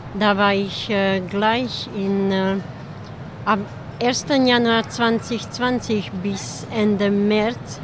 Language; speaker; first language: German; non-native, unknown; Hungarian